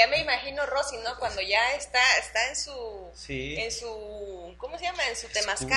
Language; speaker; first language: Spanish; native; Spanish